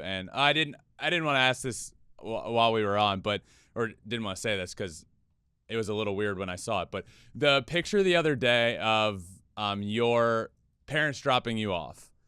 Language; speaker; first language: English; native; English